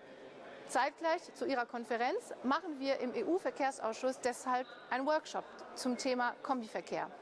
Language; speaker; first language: German; native; German